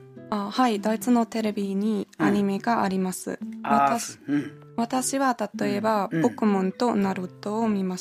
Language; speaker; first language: Japanese; non-native, learner; German